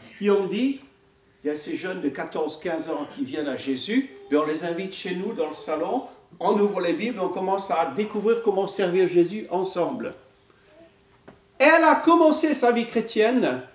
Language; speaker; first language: French; non-native, fluent; English